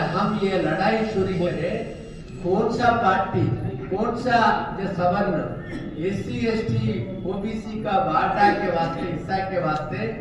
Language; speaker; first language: Hindi; non-native, local second language; Telugu